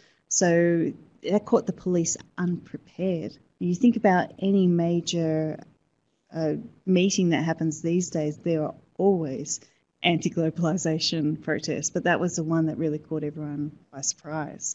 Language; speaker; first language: English; native; English